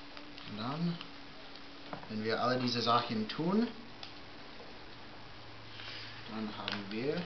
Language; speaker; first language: German; non-native, learner; English